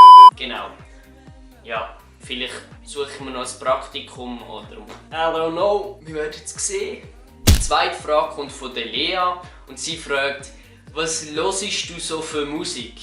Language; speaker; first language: German; native; German